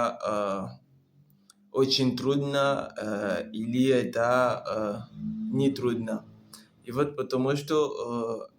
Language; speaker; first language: Russian; non-native, learner; French